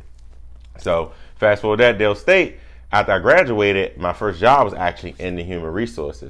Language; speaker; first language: English; native; English